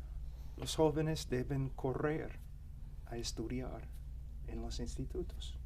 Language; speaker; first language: Spanish; non-native, fluent; English